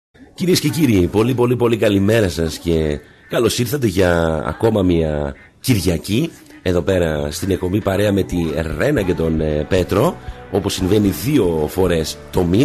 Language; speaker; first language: Greek; native; Greek